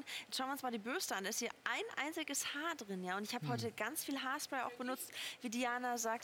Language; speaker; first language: German; native; German